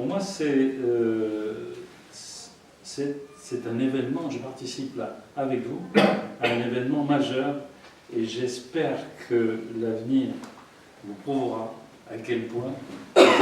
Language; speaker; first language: French; native; French